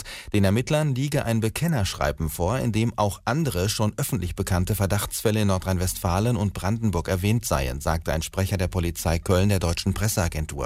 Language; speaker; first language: German; native; German